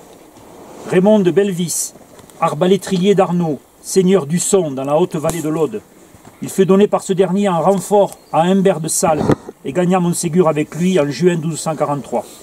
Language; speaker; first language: French; native; French